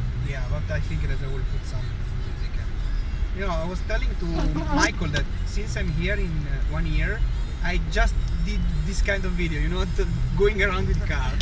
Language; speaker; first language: English; non-native, fluent; Italian